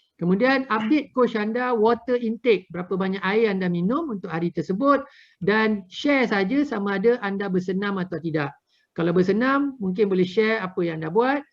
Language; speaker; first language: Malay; native; Malay